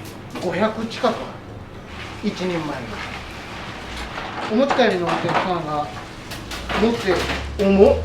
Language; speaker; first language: Japanese; native; Japanese